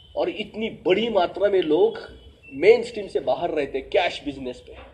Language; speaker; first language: Hindi; native; Hindi